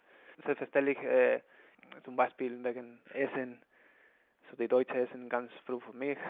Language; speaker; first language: German; non-native, learner; Spanish